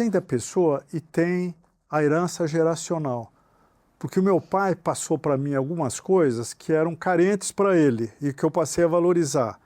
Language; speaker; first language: Portuguese; native; Portuguese